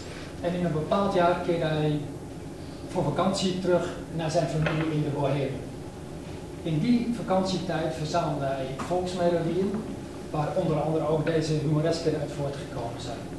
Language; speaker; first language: Dutch; native; Dutch